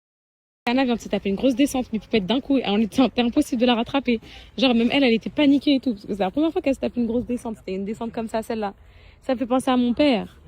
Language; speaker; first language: French; native; French